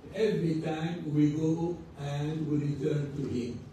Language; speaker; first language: English; non-native, fluent; Arabic